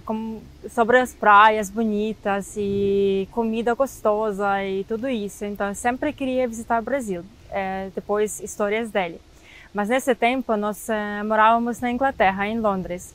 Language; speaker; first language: Portuguese; non-native, fluent; Ukrainian